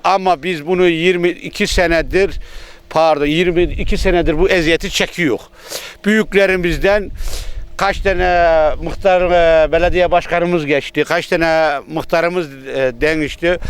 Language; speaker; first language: Turkish; native; Turkish